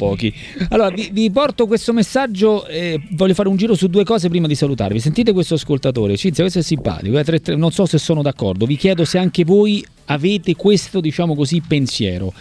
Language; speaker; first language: Italian; native; Italian